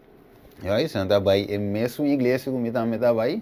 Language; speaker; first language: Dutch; non-native, local second language; Papiamento